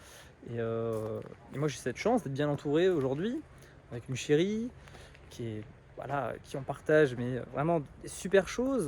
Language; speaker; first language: French; native; French